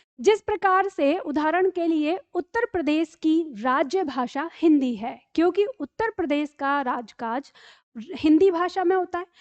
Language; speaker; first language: Hindi; native; Hindi